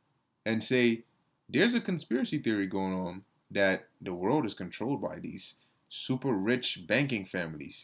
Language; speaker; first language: English; native; English